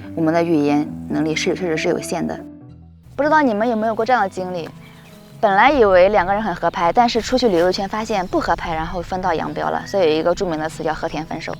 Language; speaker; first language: Chinese; native; Chinese